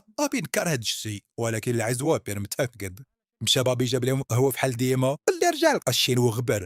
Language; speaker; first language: Arabic; native; Arabic